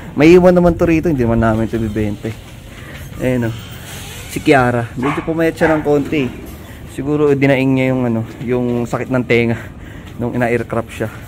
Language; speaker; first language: Filipino; native; Filipino